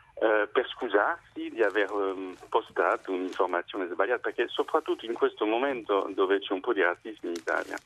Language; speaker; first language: Italian; non-native, fluent; French